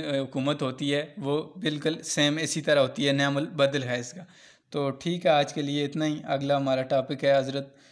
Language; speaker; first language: Urdu; non-native, local second language; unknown